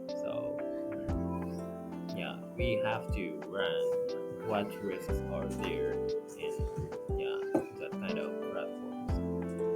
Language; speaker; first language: English; non-native, learner; Japanese